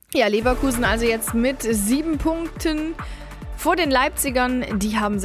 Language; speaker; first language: German; native; German